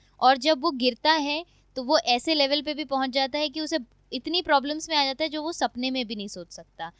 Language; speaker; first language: Hindi; native; Hindi